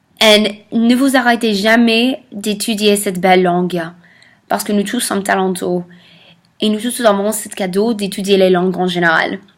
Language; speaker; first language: French; non-native, fluent; English